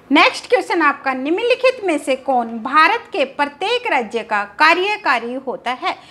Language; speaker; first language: Hindi; native; Hindi